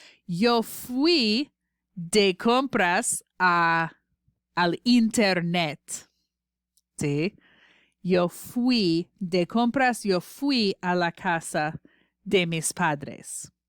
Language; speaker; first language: Spanish; non-native, fluent; English